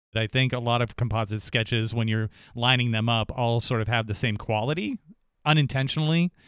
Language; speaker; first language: English; native; English